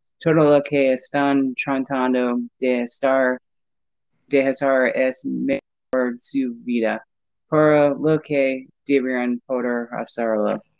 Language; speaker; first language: Spanish; non-native, learner; English